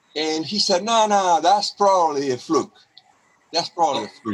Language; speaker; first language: English; non-native, fluent; Spanish